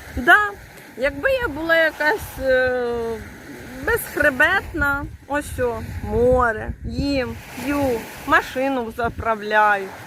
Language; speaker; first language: Ukrainian; native; Ukrainian